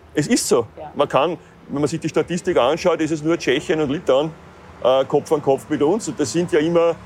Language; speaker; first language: German; native; German